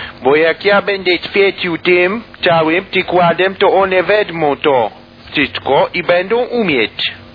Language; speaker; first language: Polish; non-native, learner; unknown